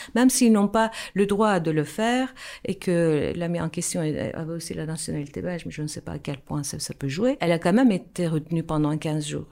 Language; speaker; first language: French; non-native, fluent; Turkish